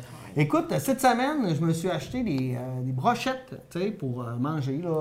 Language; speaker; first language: French; native; French